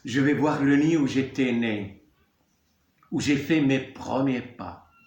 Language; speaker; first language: French; non-native, local second language; Arabic